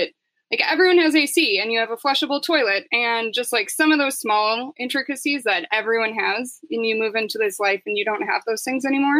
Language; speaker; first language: English; native; English